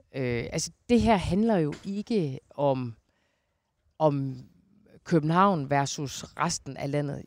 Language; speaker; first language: Danish; native; Danish